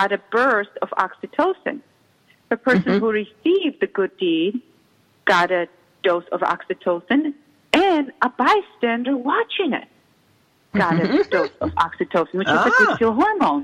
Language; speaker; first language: English; non-native, fluent; Czech